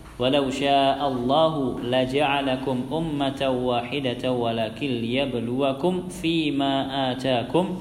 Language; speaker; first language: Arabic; non-native, fluent; Indonesian